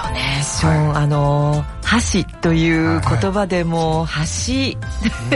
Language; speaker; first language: Japanese; native; Japanese